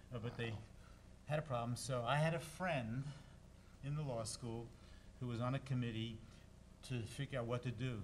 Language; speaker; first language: English; native; English